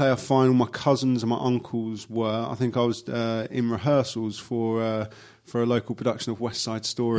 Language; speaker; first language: English; native; English